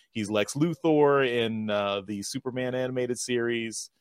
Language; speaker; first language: English; native; English